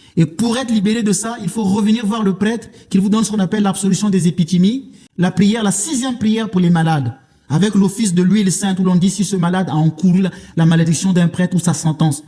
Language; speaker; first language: French; non-native, local second language; Lingala